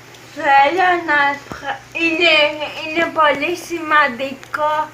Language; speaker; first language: Greek; early bilingual, other home language; Arabic